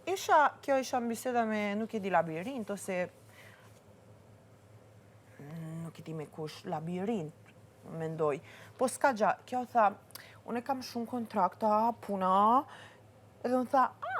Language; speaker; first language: Albanian; early bilingual, heritage; Albanian